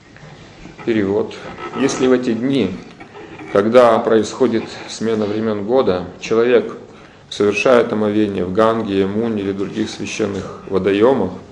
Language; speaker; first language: Russian; native; Russian